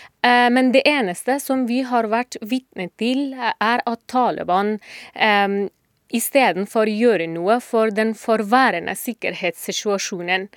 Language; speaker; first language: Norwegian; non-native, fluent; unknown